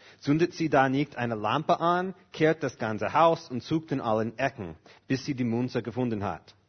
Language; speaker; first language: German; non-native, fluent; English